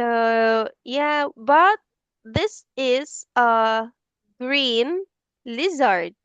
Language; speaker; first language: English; non-native, fluent; Filipino